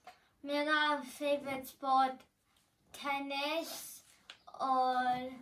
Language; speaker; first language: Hindi; early bilingual, heritage; Hindi